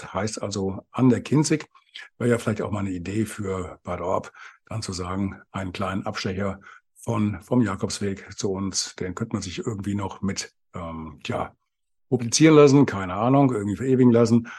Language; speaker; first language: German; native; German